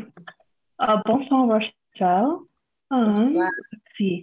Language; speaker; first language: French; non-native, fluent; English